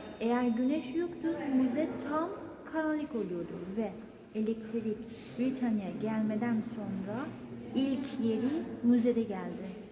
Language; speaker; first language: Turkish; non-native, fluent; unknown